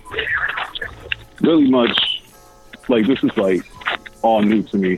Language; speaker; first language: English; native; English